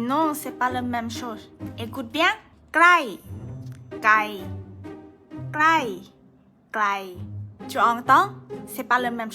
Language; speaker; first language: French; non-native, learner; Thai